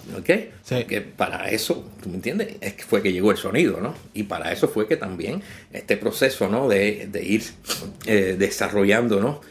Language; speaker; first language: Spanish; native; Spanish